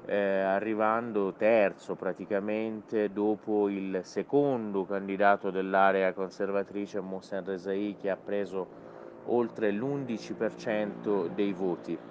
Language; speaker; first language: Italian; non-native, fluent; Persian